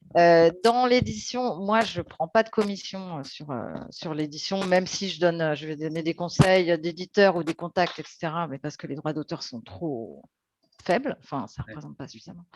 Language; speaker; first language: French; native; French